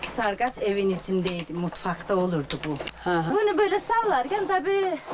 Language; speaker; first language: Turkish; native; Turkish